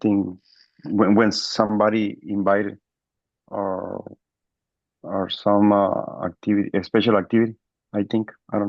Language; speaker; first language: English; non-native, learner; Spanish